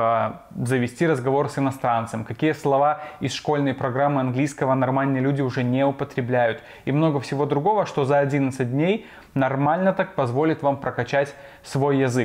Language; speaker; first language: Russian; native; Russian